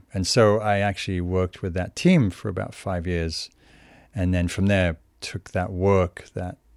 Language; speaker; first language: English; native; English